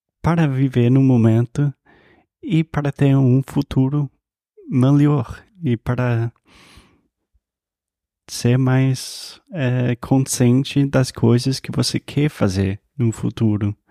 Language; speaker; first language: Portuguese; non-native, fluent; English